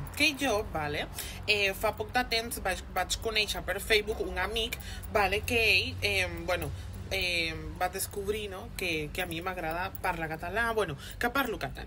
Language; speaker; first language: Catalan; early bilingual, other home language; Spanish